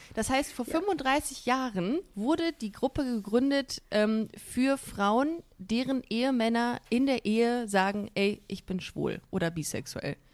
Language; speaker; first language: German; native; German